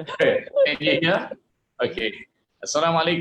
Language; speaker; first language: English; non-native, learner; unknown